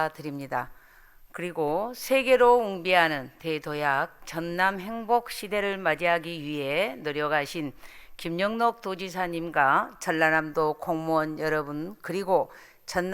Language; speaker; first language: Korean; native; Korean